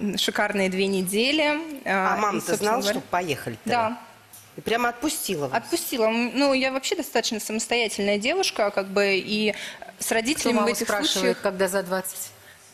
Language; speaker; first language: Russian; native; Russian